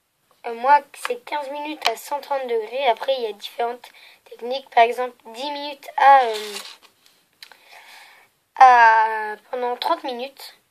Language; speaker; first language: French; native; French